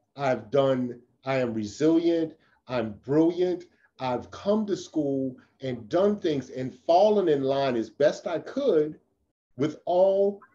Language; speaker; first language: English; native; English